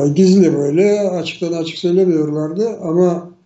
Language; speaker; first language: Turkish; non-native, fluent; Crimean Tatar